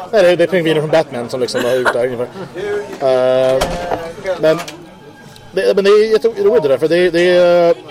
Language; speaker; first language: Swedish; early bilingual, other home language; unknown